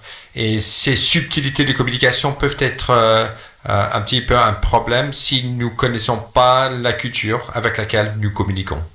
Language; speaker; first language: French; non-native, fluent; English